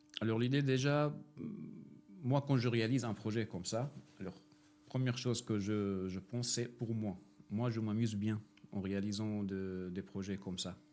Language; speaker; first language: French; non-native, fluent; Arabic